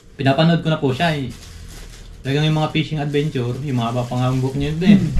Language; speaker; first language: Filipino; native; Filipino